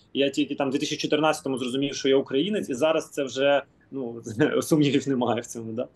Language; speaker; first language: Ukrainian; non-native, local second language; Russian